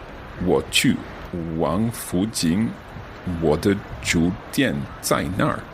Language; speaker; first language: Chinese; non-native, learner; English